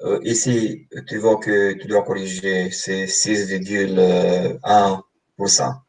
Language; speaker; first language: French; non-native, fluent; Romanian